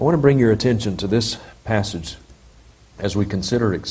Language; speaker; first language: English; native; English